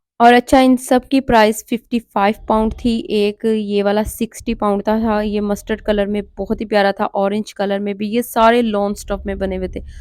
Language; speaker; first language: Urdu; non-native, local second language; Punjabi